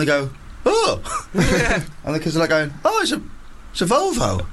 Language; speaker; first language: English; native; English